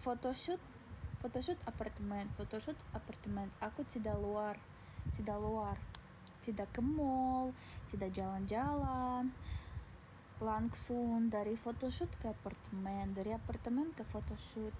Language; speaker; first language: Indonesian; non-native, learner; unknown